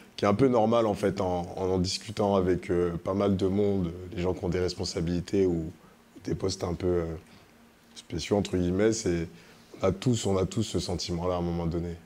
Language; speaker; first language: French; early bilingual, other home language; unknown